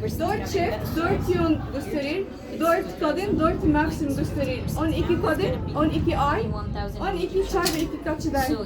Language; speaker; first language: Turkish; non-native, learner; Arabic